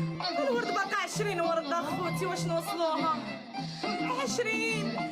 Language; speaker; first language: Arabic; native; Arabic